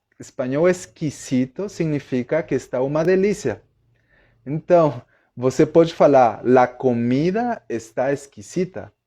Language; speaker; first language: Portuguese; non-native, fluent; Spanish